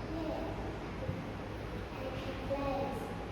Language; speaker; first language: English; non-native, learner; Vietnamese